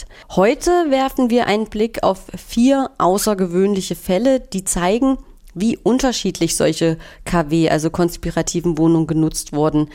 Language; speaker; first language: German; native; German